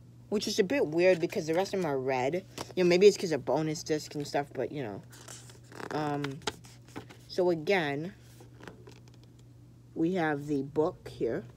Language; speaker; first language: English; native; English